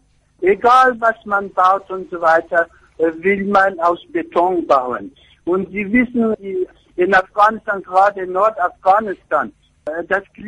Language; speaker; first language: German; non-native, fluent; Persian